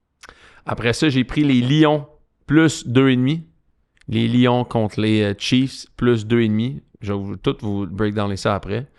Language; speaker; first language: French; native; French